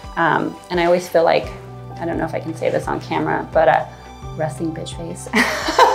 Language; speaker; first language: English; native; English